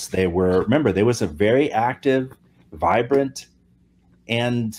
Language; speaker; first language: English; native; English